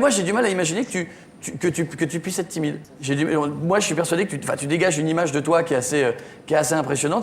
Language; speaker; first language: French; native; French